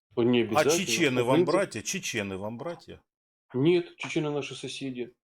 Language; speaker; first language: Russian; native; Russian